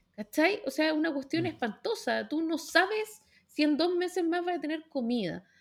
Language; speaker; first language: Spanish; native; Spanish